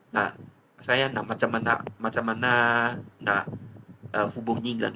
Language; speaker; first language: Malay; non-native, local second language; Chinese